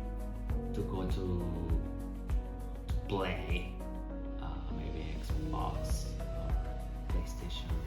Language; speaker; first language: English; non-native, learner; Spanish